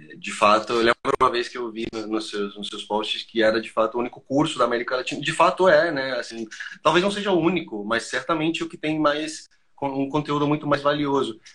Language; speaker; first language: Portuguese; non-native, fluent; Spanish